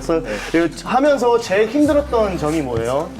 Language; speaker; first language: Korean; non-native, fluent; English